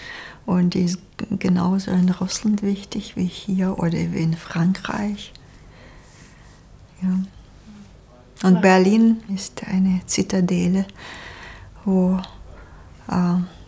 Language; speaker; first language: German; non-native, fluent; Russian